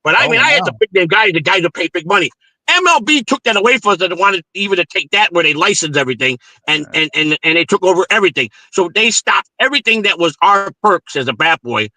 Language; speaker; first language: English; native; English